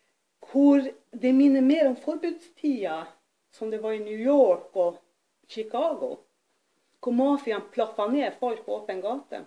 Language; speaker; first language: Norwegian; native; Norwegian